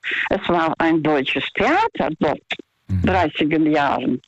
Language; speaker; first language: German; non-native, fluent; Russian